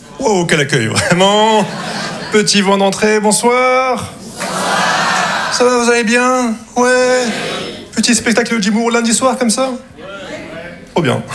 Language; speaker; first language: French; non-native, local second language; Arabic